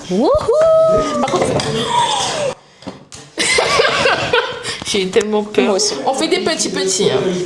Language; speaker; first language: French; native; French